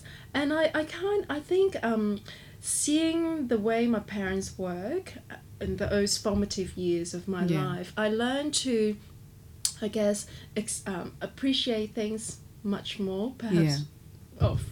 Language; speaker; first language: English; non-native, local second language; Cantonese